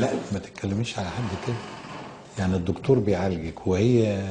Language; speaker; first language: Arabic; native; Arabic